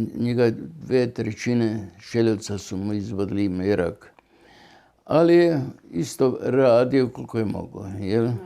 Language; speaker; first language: Bosnian; non-native, local second language; German